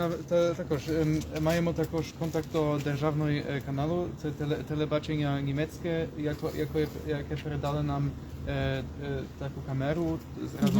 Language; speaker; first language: Polish; non-native, learner; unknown